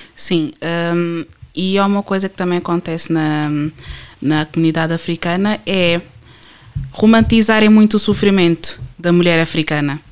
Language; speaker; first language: Portuguese; native; Portuguese